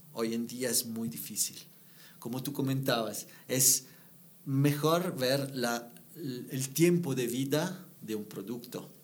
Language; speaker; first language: Spanish; non-native, fluent; Italian